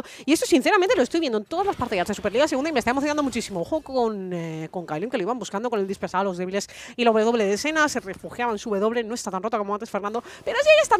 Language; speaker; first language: Spanish; native; Spanish